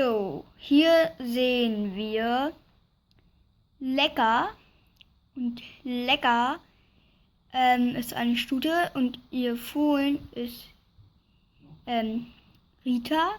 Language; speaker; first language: German; native; German